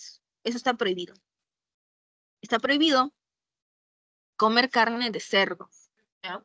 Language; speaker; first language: Spanish; native; Spanish